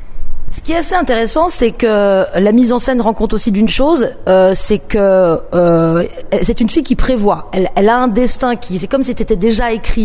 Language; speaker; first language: French; native; French